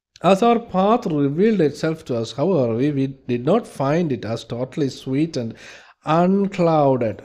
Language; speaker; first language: English; non-native, local second language; Malayalam